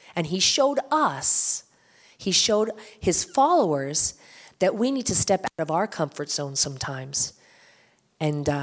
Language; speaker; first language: English; native; English